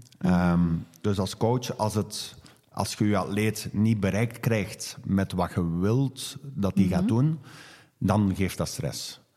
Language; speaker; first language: Dutch; native; Dutch